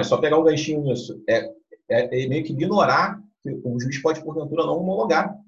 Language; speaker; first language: Portuguese; native; Portuguese